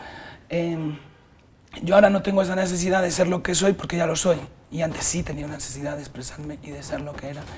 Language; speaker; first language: Spanish; native; Spanish